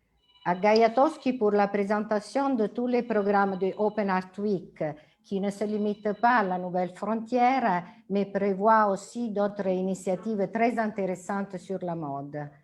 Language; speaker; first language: French; non-native, fluent; Italian